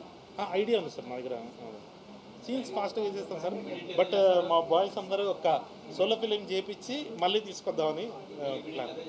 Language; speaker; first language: Telugu; native; Telugu